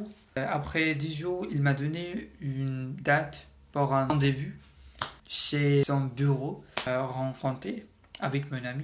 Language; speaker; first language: French; non-native, learner; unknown